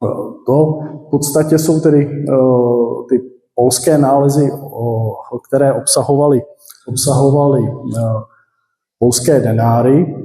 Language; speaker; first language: Czech; native; Czech